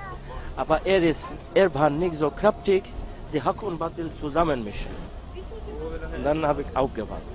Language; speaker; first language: German; non-native, learner; Bangla